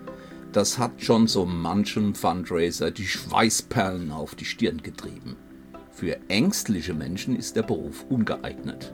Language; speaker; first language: German; native; German